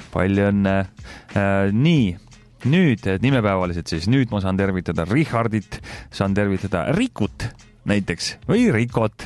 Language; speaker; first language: Estonian; native; Estonian